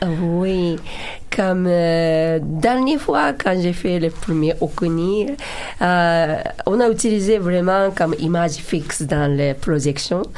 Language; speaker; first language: French; non-native, learner; Japanese